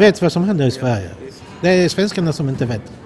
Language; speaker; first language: Swedish; non-native, fluent; Polish